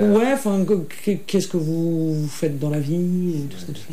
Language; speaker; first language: French; native; French